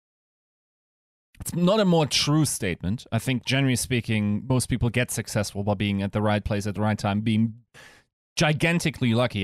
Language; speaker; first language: English; non-native, fluent; German